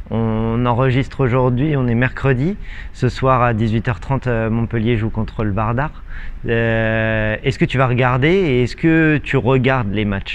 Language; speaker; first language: French; native; French